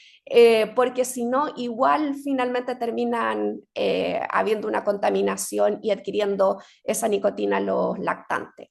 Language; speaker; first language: Spanish; native; Spanish